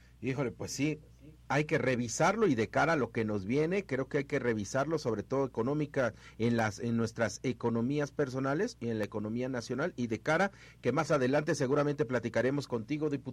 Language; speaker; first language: Spanish; native; Spanish